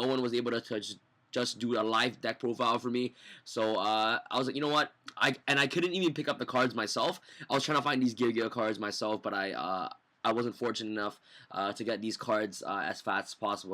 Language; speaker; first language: English; native; English